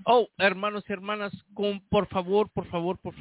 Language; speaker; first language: Spanish; early bilingual, heritage; Spanish